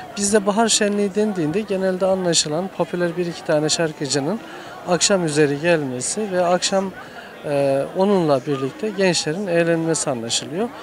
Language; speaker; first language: Turkish; native; Turkish